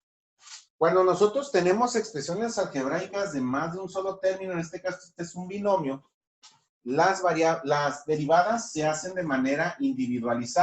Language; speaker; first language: Spanish; native; Spanish